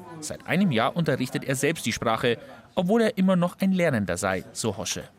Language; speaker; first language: German; native; German